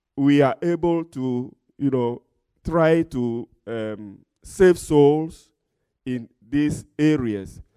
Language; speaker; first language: English; non-native, fluent; Ewe